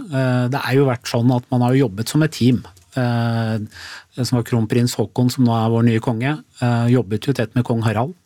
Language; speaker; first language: Norwegian; native; Norwegian